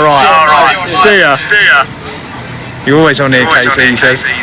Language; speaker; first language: English; native; English